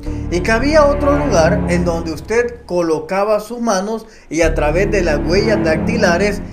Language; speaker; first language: Spanish; native; Spanish